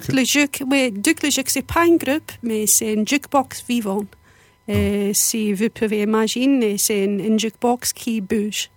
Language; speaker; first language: French; non-native, fluent; English